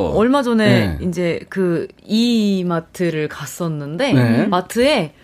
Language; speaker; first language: Korean; native; Korean